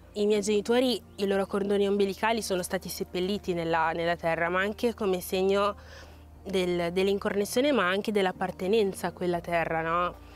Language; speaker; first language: Italian; early bilingual, other home language; Akan